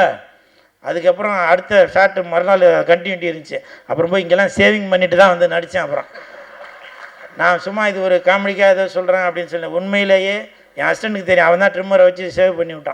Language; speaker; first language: Tamil; native; Tamil